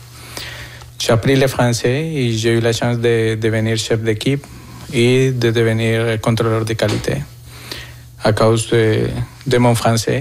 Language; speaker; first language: French; non-native, fluent; Spanish